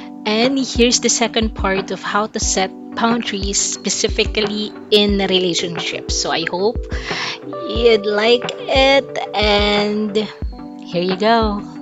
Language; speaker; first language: English; non-native, local second language; Filipino